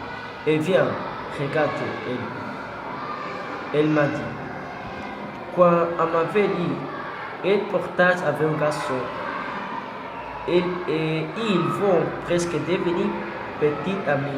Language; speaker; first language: French; non-native, learner; Spanish